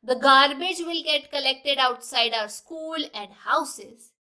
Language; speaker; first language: English; non-native, local second language; Punjabi